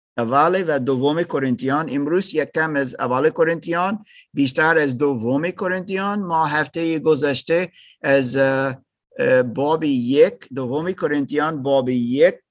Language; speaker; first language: Persian; non-native, learner; English